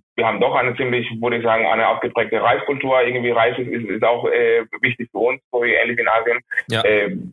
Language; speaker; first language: German; non-native, fluent; Spanish